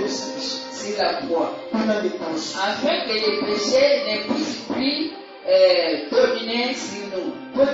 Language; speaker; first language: French; non-native, local second language; Lingala